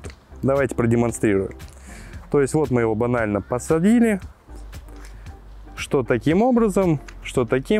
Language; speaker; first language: Russian; native; Russian